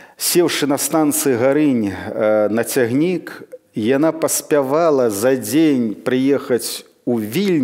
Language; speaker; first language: Russian; non-native, local second language; Belarusian